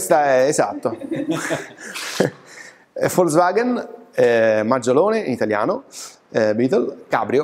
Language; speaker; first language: Italian; native; Italian